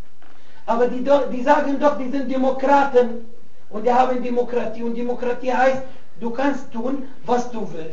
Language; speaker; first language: German; non-native, fluent; Arabic